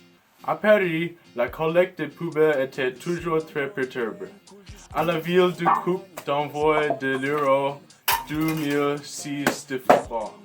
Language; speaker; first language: French; non-native, learner; English